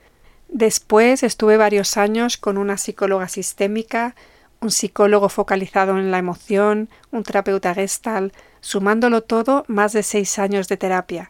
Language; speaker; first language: Spanish; native; Spanish